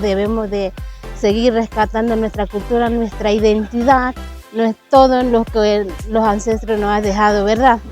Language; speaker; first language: Spanish; non-native, local second language; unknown